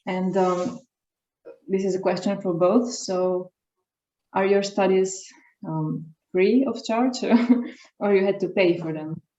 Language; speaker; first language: English; non-native, fluent; Slovenian